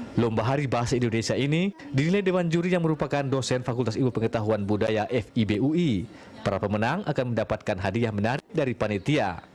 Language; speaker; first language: Indonesian; native; Indonesian